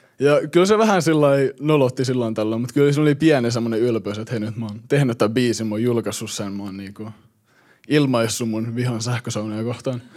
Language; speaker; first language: Finnish; early bilingual, heritage; Finnish